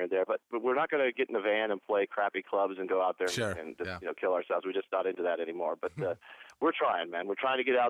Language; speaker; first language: English; native; English